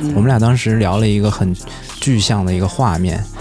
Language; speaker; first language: Chinese; native; Chinese